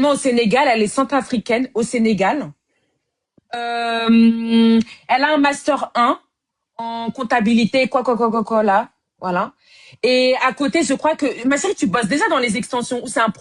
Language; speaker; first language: French; native; French